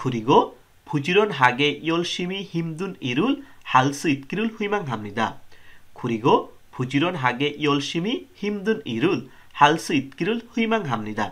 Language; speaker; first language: Korean; non-native, learner; Bangla